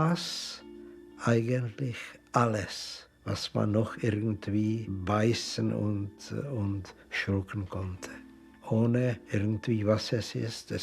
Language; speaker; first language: German; non-native, fluent; Czech